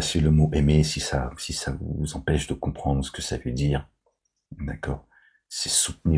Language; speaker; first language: French; native; French